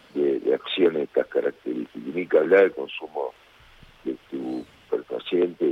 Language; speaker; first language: Spanish; native; Spanish